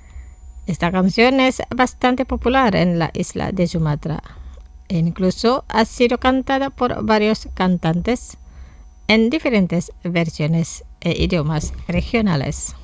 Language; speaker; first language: Spanish; non-native, fluent; Indonesian